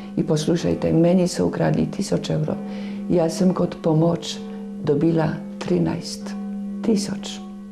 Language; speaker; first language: Slovenian; non-native, fluent; Polish